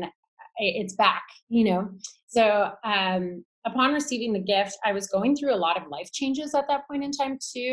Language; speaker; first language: English; native; English